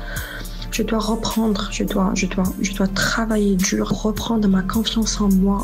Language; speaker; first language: French; non-native, local second language; Arabic